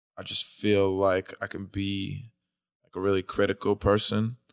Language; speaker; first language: English; native; English